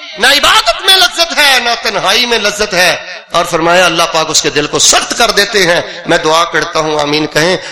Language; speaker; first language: Urdu; non-native, local second language; Punjabi